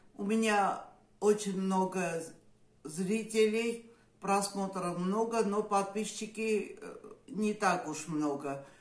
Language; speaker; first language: Russian; non-native, fluent; Armenian